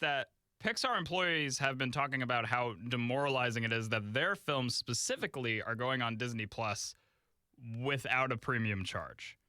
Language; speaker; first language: English; native; English